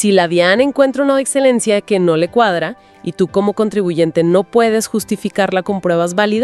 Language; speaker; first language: Spanish; native; Spanish